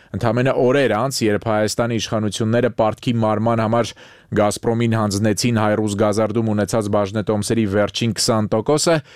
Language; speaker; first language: Armenian; native; Armenian